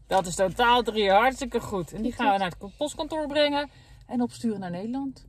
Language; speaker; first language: Dutch; native; Dutch